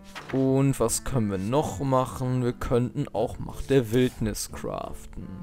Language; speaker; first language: German; native; German